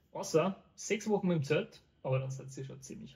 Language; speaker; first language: German; native; German